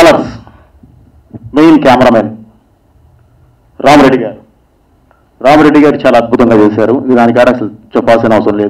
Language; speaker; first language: Telugu; native; Telugu